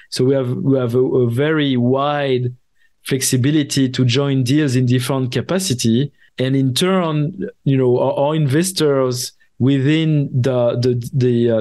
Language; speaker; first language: English; non-native, fluent; French